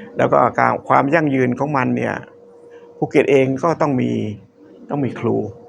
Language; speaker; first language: Thai; native; Thai